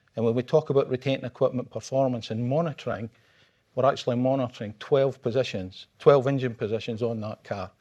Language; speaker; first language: English; native; English